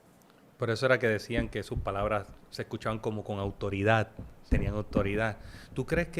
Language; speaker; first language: Spanish; native; Spanish